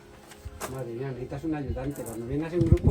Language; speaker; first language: Spanish; native; Spanish